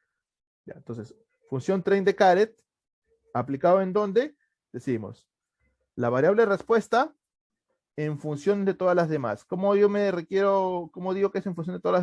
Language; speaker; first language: Spanish; native; Spanish